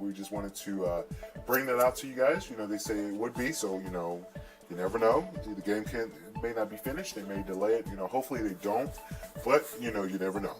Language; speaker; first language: English; native; English